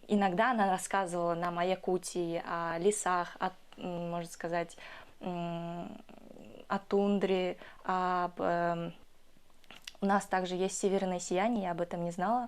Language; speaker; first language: Russian; early bilingual, other home language; Kyrgyz